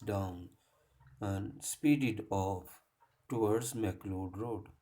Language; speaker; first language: English; non-native, local second language; Hindi